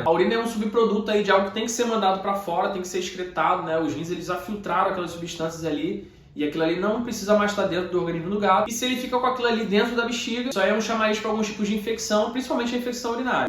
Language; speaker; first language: Portuguese; native; Portuguese